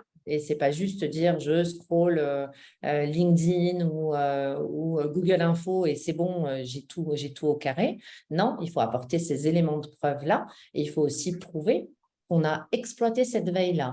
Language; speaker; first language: French; native; French